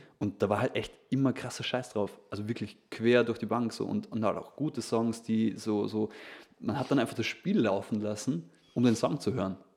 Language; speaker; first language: German; native; German